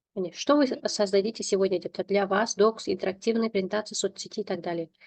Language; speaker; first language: Russian; non-native, local second language; Kazakh